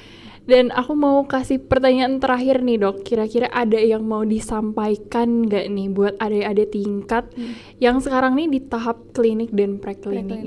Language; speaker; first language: Indonesian; native; Indonesian